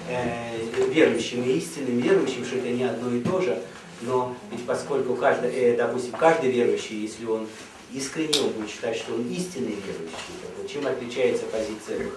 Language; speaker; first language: Russian; native; Russian